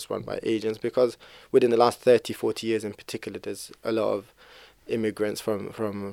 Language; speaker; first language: English; native; English